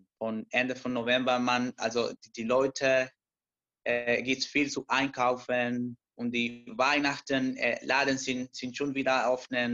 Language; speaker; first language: German; non-native, learner; Spanish